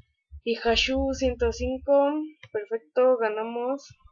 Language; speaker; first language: Spanish; native; Spanish